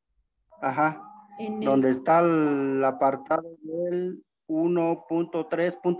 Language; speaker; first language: Spanish; native; Spanish